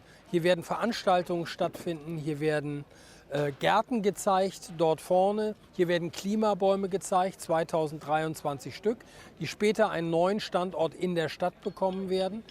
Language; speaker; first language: German; native; German